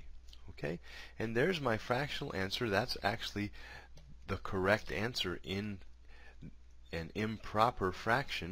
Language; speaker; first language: English; native; English